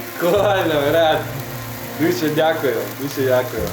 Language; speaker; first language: Ukrainian; non-native, learner; Spanish